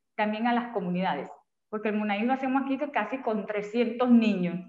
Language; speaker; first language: Spanish; native; Spanish